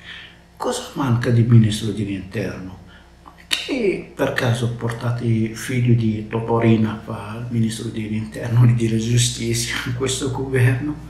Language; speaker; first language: Italian; non-native, learner; Arabic